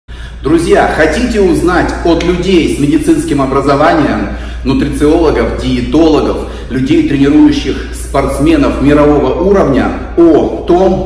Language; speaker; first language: Russian; native; Russian